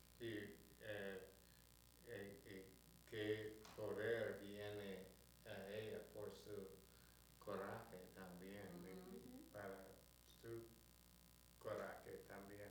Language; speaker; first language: Spanish; non-native, learner; English